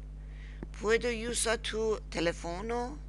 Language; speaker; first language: Spanish; non-native, learner; Persian